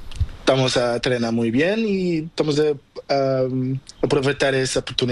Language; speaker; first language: Spanish; non-native, learner; Portuguese